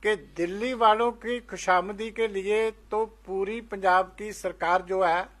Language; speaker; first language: Hindi; non-native, local second language; Punjabi